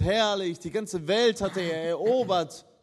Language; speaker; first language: German; non-native, fluent; Russian